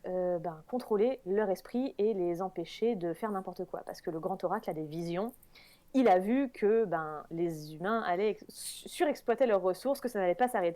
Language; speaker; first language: French; native; French